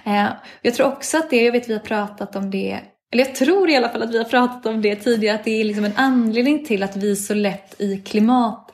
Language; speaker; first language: Swedish; native; Swedish